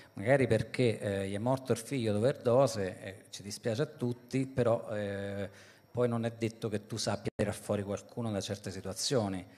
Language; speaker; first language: Italian; native; Italian